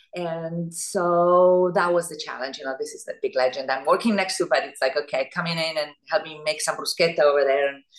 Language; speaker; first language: English; non-native, fluent; Italian